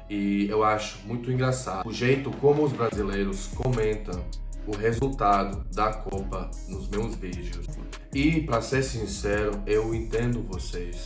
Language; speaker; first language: Portuguese; non-native, fluent; Croatian